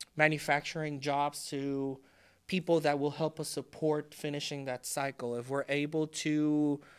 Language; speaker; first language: English; non-native, fluent; Spanish